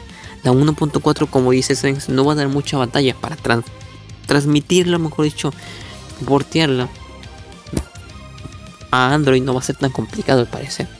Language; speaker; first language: Spanish; native; Spanish